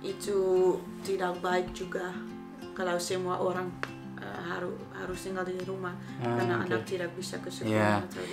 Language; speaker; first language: Indonesian; non-native, fluent; Dutch